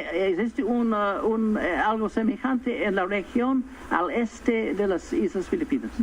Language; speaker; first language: Spanish; non-native, fluent; English